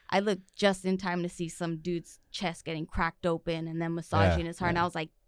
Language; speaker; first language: English; native; English